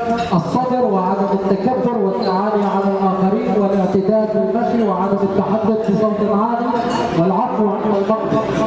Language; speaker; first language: Arabic; native; Arabic